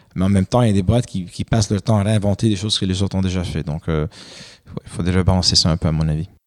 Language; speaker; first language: French; non-native, fluent; Romanian